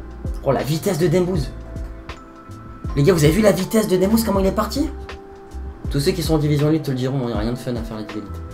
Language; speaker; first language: French; native; French